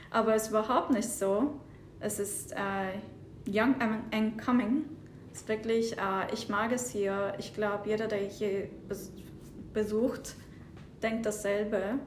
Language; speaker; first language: German; non-native, fluent; Turkish